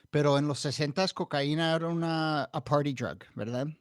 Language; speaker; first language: Spanish; non-native, fluent; English